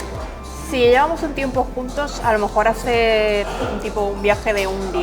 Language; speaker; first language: Spanish; native; Spanish